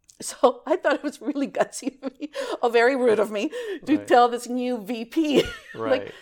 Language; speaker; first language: English; early bilingual, other home language; Greek